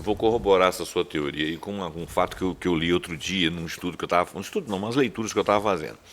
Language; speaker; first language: Portuguese; native; Portuguese